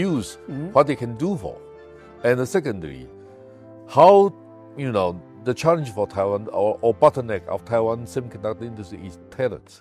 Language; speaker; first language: English; non-native, fluent; Chinese